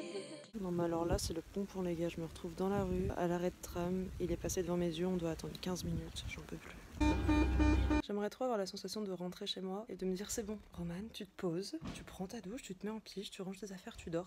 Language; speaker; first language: French; native; French